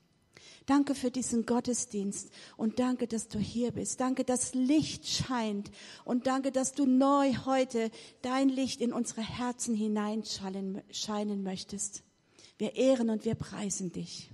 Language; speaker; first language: German; native; German